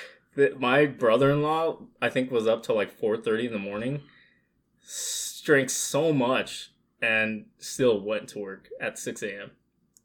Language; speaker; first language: English; early bilingual, other home language; Spanish